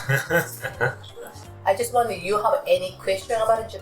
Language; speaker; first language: English; non-native, learner; Japanese